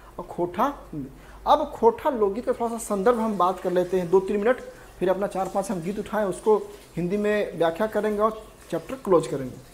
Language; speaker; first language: Hindi; native; Hindi